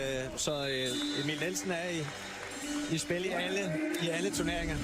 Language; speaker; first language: Danish; native; Danish